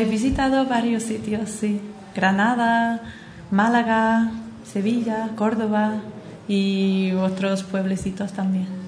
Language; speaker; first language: Spanish; non-native, fluent; English